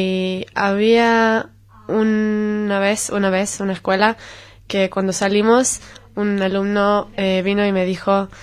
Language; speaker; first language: Spanish; non-native, fluent; Hebrew